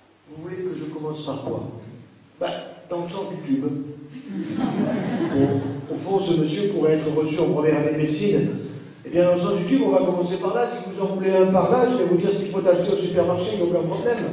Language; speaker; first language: French; native; French